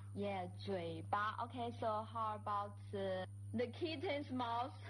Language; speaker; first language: English; non-native, fluent; Chinese